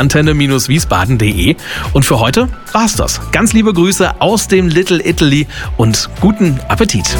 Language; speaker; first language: German; native; German